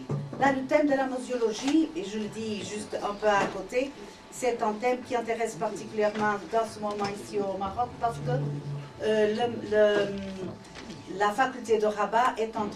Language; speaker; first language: French; non-native, fluent; Portuguese